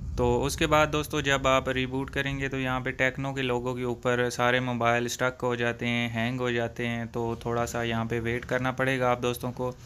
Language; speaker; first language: Urdu; non-native, local second language; Punjabi